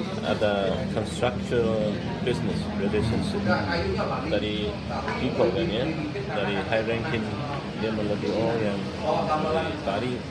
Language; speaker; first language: Indonesian; non-native, learner; Chinese